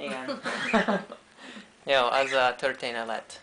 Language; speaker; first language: Hungarian; non-native, learner; English